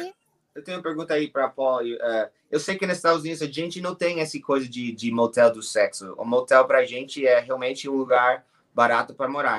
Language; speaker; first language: Portuguese; non-native, learner; English